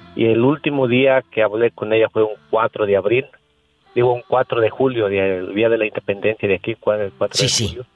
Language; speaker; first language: Spanish; native; Spanish